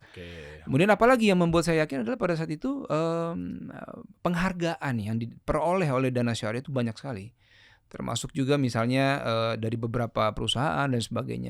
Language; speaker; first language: Indonesian; native; Indonesian